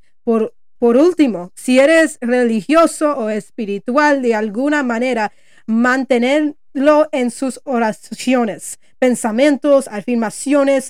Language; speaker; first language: Spanish; non-native, learner; English